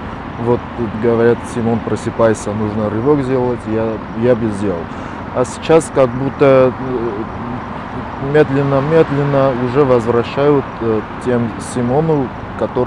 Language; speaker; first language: Russian; non-native, fluent; Armenian